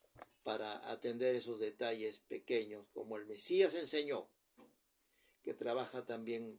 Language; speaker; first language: Spanish; native; Spanish